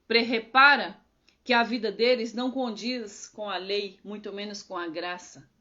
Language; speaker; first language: Portuguese; native; Portuguese